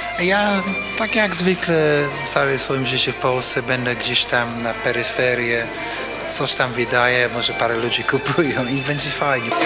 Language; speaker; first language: Polish; non-native, fluent; English